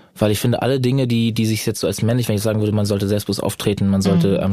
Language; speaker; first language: German; native; German